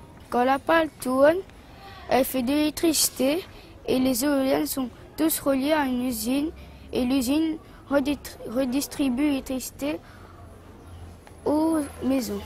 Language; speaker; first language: French; native; French